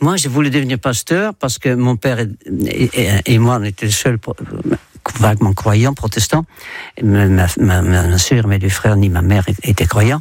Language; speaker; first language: French; non-native, fluent; Dutch